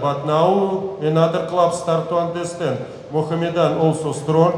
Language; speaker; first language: English; non-native, learner; Russian